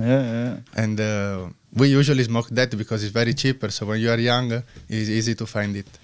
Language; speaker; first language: English; non-native, learner; Italian